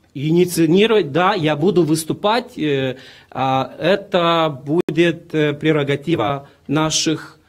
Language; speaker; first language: Russian; non-native, local second language; Romanian